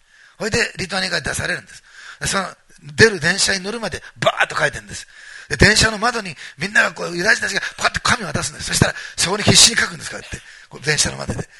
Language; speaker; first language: Japanese; native; Japanese